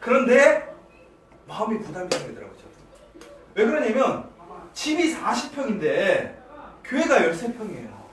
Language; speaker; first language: Korean; native; Korean